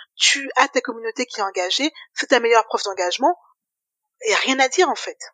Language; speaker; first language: French; native; French